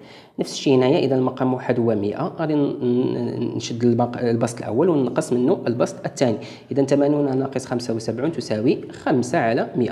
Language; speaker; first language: Arabic; native; Arabic